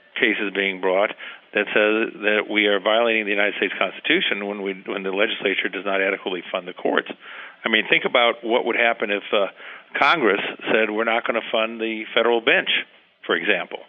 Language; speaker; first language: English; early bilingual, heritage; Spanish